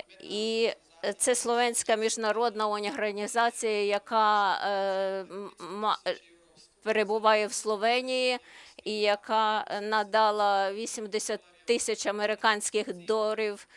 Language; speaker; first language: Ukrainian; non-native, learner; Slovenian